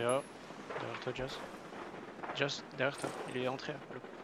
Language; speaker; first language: French; native; French